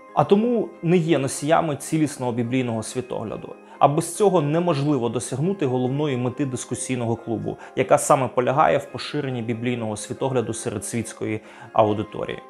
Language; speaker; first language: Ukrainian; native; Ukrainian